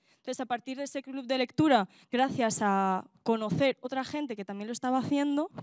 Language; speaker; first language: Spanish; native; Spanish